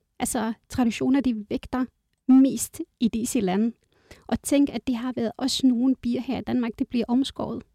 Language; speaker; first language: Danish; non-native, fluent; Arabic